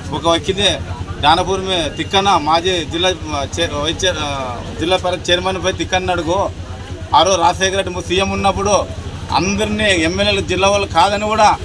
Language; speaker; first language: Telugu; native; Telugu